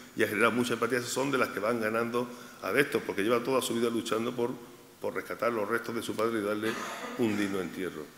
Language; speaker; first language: Spanish; native; Spanish